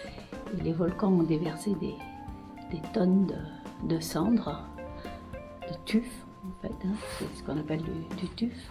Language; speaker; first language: French; native; French